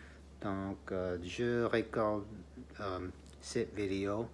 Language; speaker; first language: French; non-native, learner; English